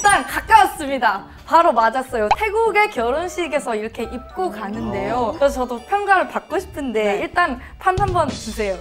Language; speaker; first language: Korean; non-native, fluent; Thai